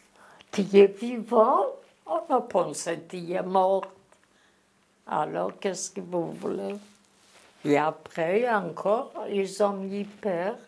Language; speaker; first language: French; non-native, learner; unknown